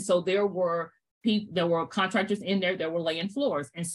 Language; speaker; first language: English; native; English